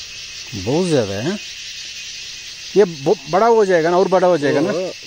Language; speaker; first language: Hindi; non-native, local second language; Telugu